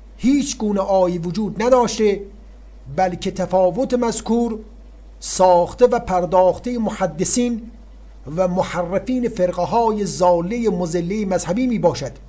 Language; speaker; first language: Persian; native; Persian